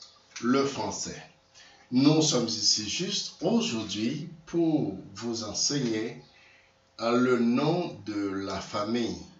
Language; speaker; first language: French; non-native, local second language; Haitian Creole